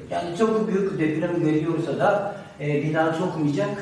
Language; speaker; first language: Turkish; non-native, learner; Japanese